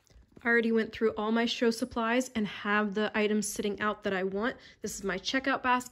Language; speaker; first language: English; native; English